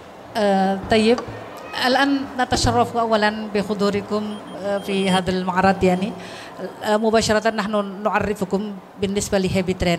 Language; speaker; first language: Arabic; non-native, fluent; Indonesian